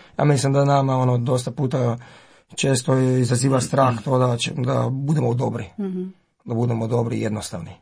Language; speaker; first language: Croatian; native; Croatian